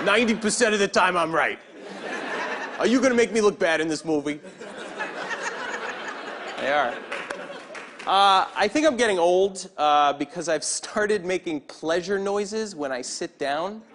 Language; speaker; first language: English; native; English